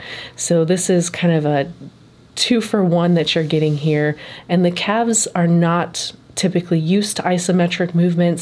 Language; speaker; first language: English; native; English